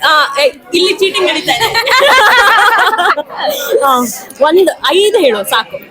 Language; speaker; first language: Kannada; native; Kannada